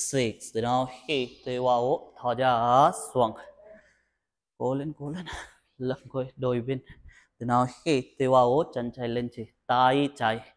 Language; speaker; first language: Vietnamese; non-native, learner; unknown